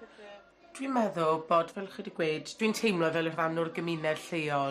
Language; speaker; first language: Welsh; non-native, fluent; English